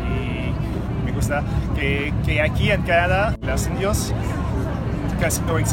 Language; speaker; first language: Spanish; non-native, learner; French